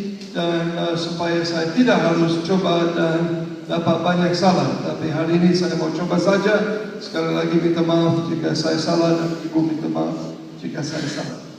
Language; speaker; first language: Indonesian; non-native, learner; English